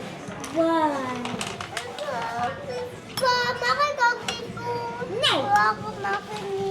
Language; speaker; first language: Dutch; early bilingual, other home language; Persian